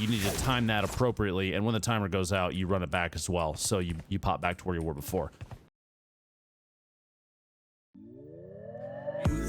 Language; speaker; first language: English; native; English